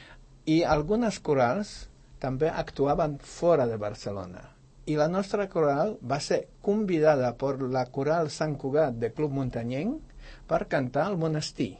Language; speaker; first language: Catalan; non-native, fluent; Polish